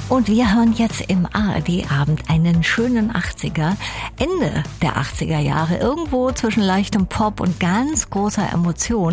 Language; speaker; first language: German; native; German